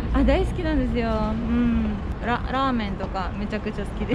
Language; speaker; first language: Japanese; non-native, fluent; Russian